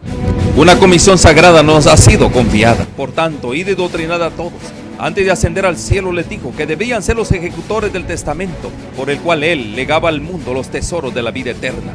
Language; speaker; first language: Spanish; native; Spanish